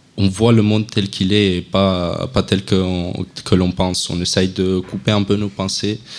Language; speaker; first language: French; non-native, fluent; Romanian